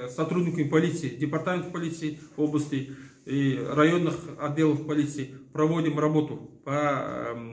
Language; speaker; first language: Russian; non-native, local second language; Kazakh